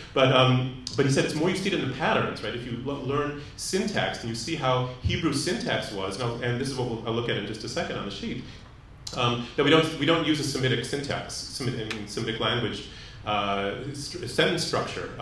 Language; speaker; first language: English; native; English